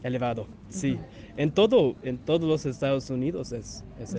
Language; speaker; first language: Spanish; non-native, learner; English